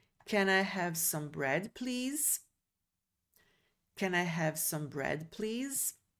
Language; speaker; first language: English; non-native, fluent; Serbian